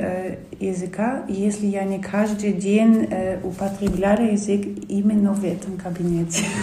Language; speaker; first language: Russian; non-native, fluent; German